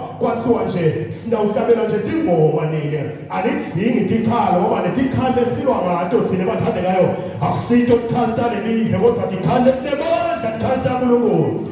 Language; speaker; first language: Zulu; non-native, local second language; Swati